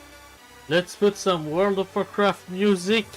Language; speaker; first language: English; non-native, learner; French